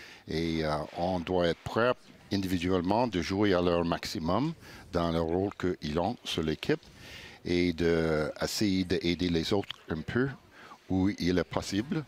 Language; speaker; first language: French; non-native, fluent; English